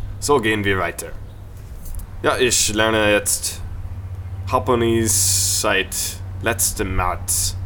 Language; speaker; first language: German; non-native, learner; English